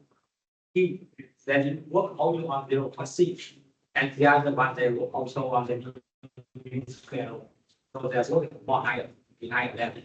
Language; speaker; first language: English; non-native, learner; Vietnamese